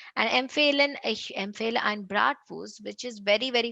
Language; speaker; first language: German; non-native, learner; Tamil